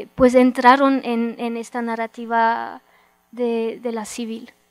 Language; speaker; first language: Spanish; non-native, fluent; Romanian